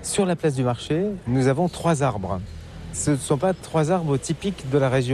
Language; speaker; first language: French; native; French